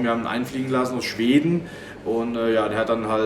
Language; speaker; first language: German; native; German